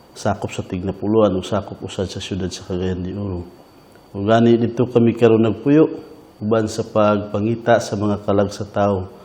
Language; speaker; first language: Cebuano; native; Cebuano